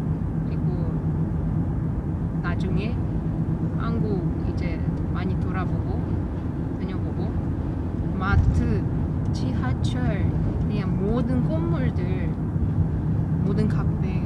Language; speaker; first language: Korean; non-native, learner; Russian